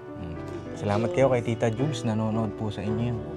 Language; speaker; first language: Filipino; native; Filipino